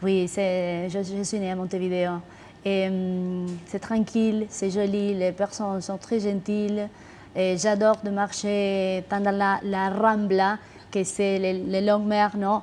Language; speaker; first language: French; non-native, fluent; Spanish